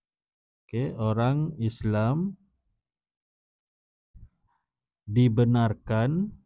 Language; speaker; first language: Malay; native; Malay